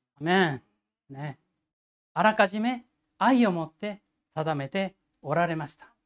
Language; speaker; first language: Japanese; native; Japanese